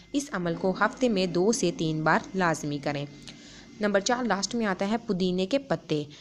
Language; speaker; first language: Urdu; native; Urdu